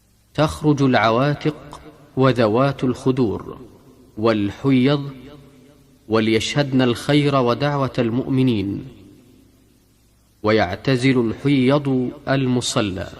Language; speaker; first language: Arabic; native; Arabic